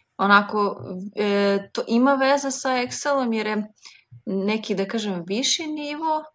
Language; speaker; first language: Serbian; native; Serbian